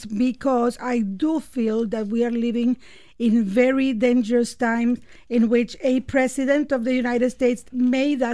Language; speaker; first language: English; non-native, fluent; Spanish